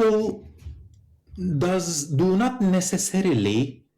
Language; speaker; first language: English; non-native, fluent; Turkish